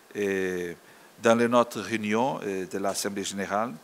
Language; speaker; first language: French; non-native, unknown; Portuguese